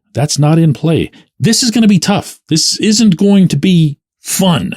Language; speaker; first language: English; native; English